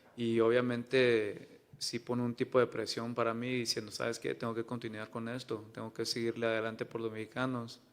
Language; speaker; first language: Spanish; early bilingual, heritage; Spanish